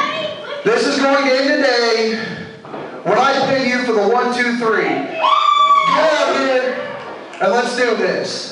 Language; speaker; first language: English; native; English